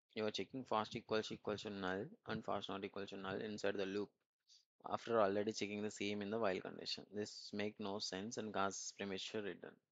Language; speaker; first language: English; non-native, local second language; Telugu